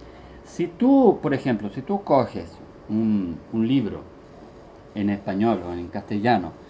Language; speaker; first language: Spanish; early bilingual, heritage; Spanish